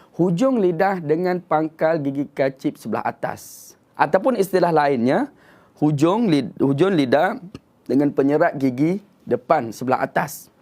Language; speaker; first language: Malay; native; Malay